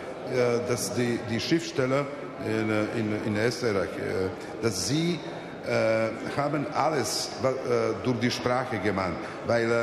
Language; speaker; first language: German; non-native, fluent; Serbian